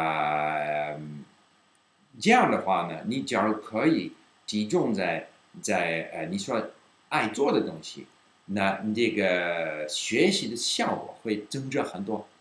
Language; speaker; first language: Chinese; non-native, fluent; English